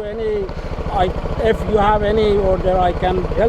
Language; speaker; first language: English; non-native, learner; Persian